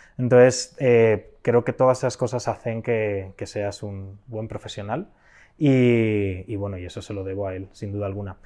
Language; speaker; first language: Spanish; native; Spanish